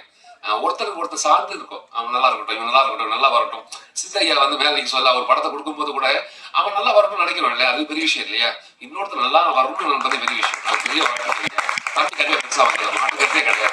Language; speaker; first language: Tamil; native; Tamil